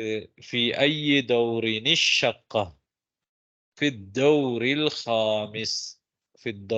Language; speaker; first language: Arabic; non-native, fluent; Tamil